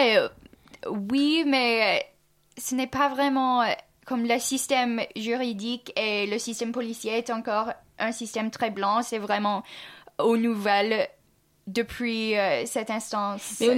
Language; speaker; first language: French; non-native, fluent; English